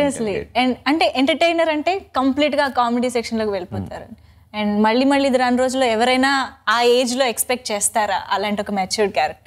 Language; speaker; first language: Telugu; native; Telugu